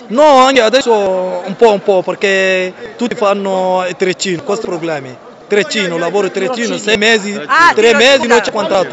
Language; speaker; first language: Italian; non-native, learner; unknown